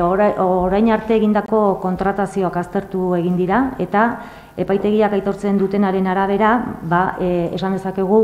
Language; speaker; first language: Basque; native; Basque